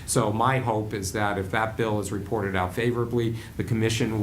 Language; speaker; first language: English; native; English